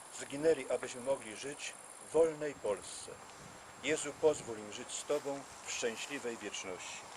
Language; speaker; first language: Polish; native; Polish